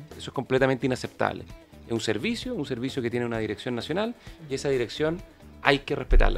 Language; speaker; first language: Spanish; native; Spanish